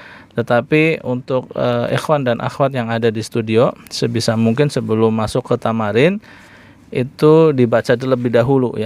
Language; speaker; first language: Indonesian; native; Indonesian